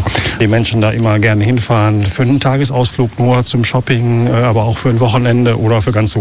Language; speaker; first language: German; native; German